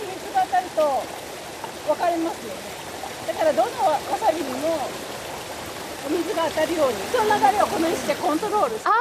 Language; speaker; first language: Japanese; native; Japanese